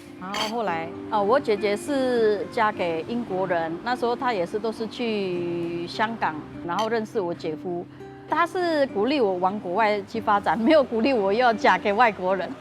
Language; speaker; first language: Chinese; non-native, fluent; Indonesian